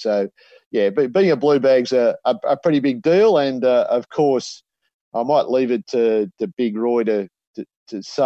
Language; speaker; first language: English; native; English